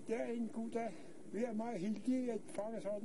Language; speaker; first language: Danish; non-native, local second language; Kalaallisut